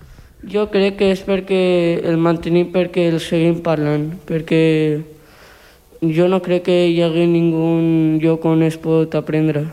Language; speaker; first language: Catalan; early bilingual, other home language; Urdu